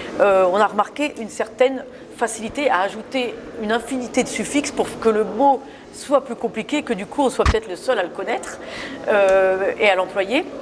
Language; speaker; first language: French; native; French